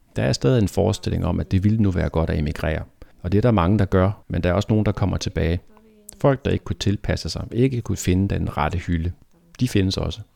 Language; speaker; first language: Danish; native; Danish